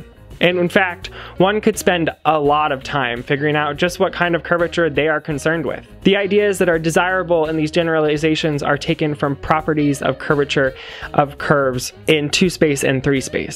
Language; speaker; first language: English; native; English